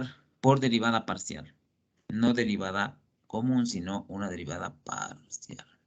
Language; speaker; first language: Spanish; native; Spanish